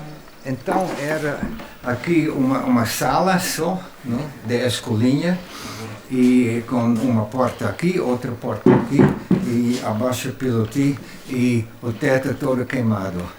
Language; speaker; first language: Portuguese; non-native, fluent; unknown